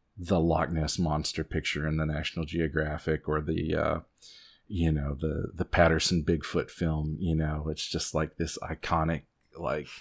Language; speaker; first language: English; native; English